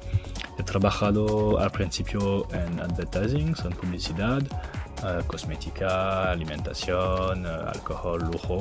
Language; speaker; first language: Spanish; non-native, learner; French